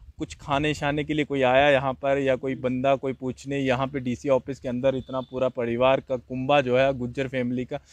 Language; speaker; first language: Hindi; native; Hindi